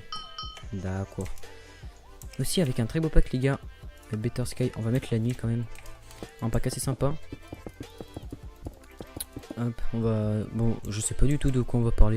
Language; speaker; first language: French; native; French